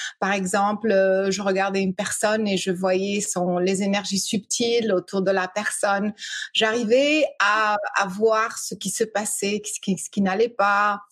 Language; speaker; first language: French; early bilingual, other home language; English